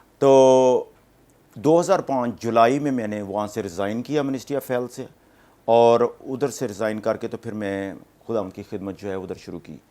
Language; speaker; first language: Urdu; non-native, local second language; Punjabi